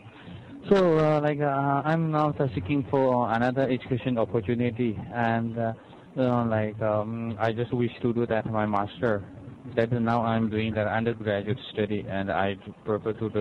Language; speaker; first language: English; non-native, fluent; Chinese